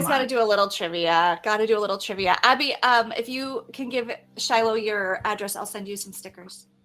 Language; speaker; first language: English; native; English